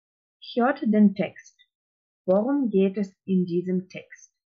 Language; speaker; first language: German; non-native, fluent; Russian